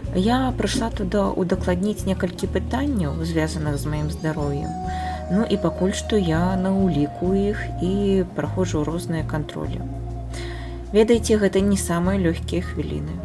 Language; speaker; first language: Belarusian; non-native, local second language; Russian